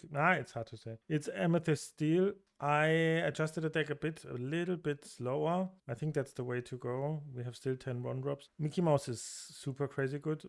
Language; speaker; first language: English; non-native, fluent; German